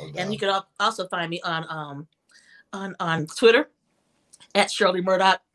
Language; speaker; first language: English; native; English